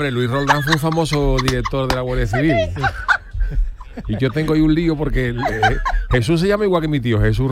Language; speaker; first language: Spanish; native; Spanish